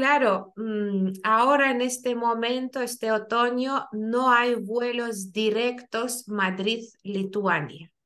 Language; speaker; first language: Spanish; non-native, fluent; Lithuanian